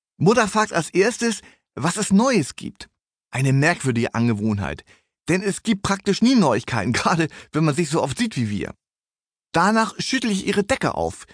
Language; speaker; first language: German; native; German